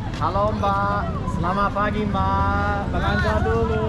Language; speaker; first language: Indonesian; non-native, learner; English